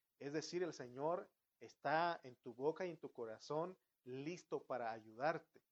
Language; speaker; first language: Spanish; native; Spanish